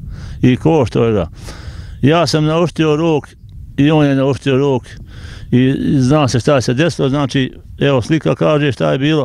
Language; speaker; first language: Serbian; native; Serbian